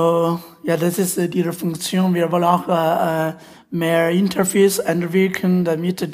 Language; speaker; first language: German; non-native, learner; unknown